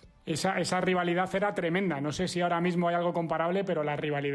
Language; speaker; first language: Spanish; native; Spanish